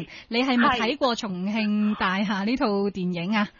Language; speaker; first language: Cantonese; native; Cantonese